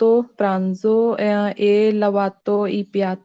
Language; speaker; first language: Italian; non-native, learner; Punjabi